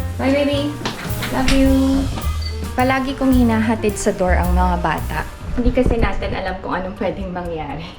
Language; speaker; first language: Filipino; native; Filipino